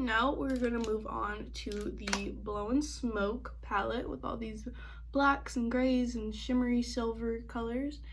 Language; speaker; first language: English; native; English